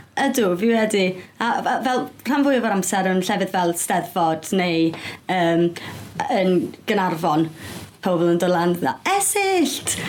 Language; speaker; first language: Welsh; native; Welsh